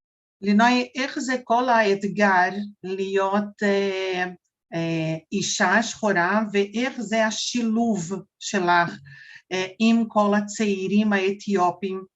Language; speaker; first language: Hebrew; non-native, fluent; Portuguese